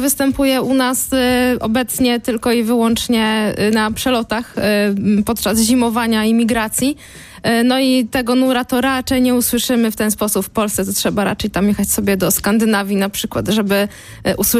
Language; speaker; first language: Polish; native; Polish